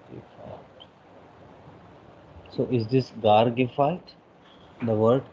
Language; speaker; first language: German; non-native, learner; Hindi